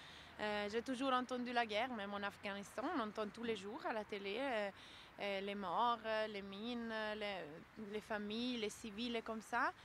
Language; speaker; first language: French; non-native, local second language; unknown